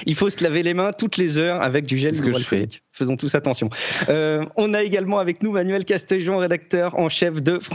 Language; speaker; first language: French; native; French